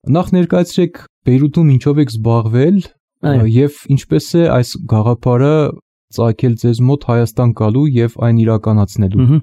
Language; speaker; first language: Armenian; native; Armenian